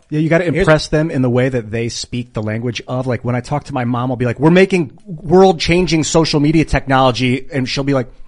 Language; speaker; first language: English; native; English